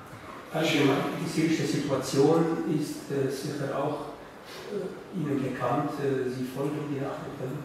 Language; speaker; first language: German; non-native, fluent; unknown